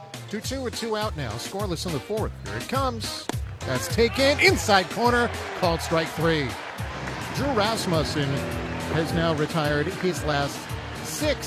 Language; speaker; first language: English; native; English